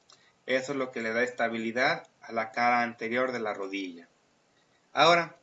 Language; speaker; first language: Spanish; native; Spanish